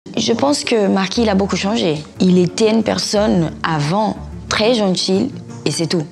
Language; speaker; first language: French; non-native, fluent; Portuguese